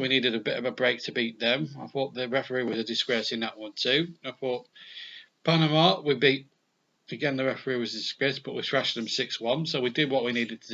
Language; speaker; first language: English; native; English